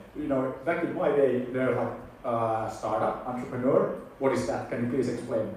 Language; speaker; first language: English; non-native, fluent; Finnish